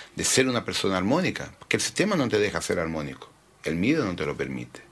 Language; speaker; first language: Spanish; early bilingual, heritage; Spanish